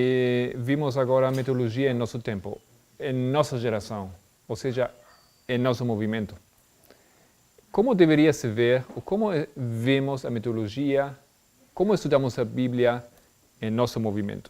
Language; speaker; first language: Portuguese; non-native, fluent; German